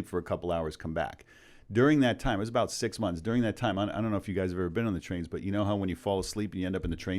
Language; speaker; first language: English; native; English